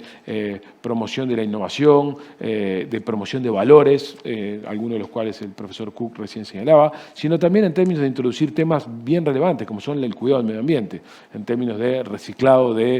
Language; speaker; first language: Spanish; native; Spanish